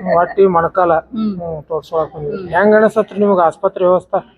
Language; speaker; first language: Kannada; native; Kannada